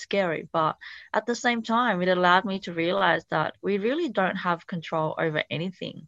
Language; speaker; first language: English; non-native, fluent; Italian